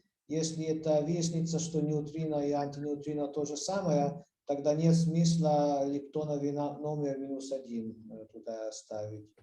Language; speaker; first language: Russian; non-native, fluent; Hungarian